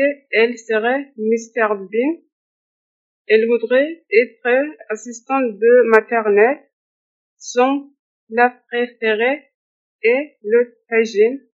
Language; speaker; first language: French; non-native, learner; Turkish